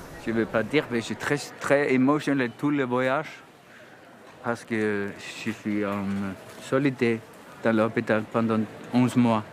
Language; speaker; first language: French; non-native, learner; Icelandic